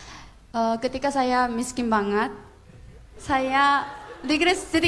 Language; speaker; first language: Indonesian; non-native, fluent; Korean